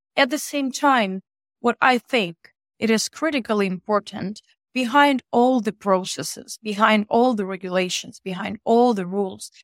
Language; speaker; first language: English; non-native, fluent; Ukrainian